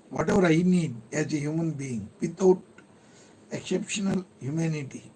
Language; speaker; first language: English; non-native, local second language; Telugu